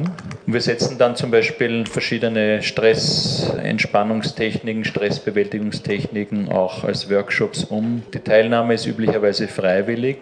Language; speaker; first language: German; native; German